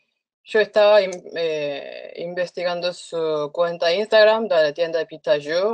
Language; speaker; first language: Spanish; non-native, fluent; Korean